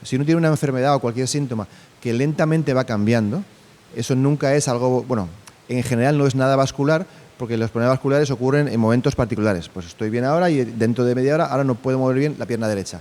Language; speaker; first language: Spanish; native; Spanish